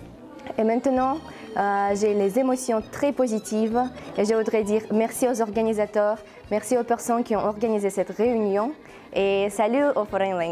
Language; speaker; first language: French; non-native, learner; Uzbek